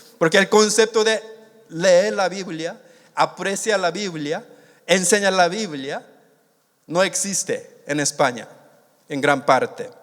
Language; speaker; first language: Spanish; non-native, fluent; Korean